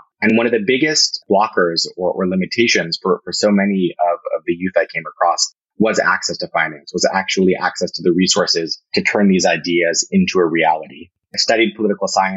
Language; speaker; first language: English; native; English